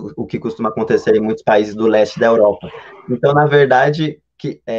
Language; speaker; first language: Portuguese; native; Portuguese